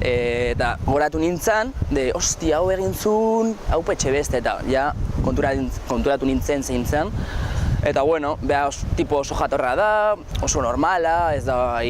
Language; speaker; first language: Basque; non-native, local second language; Spanish